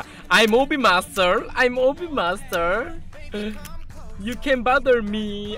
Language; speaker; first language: English; non-native, learner; Korean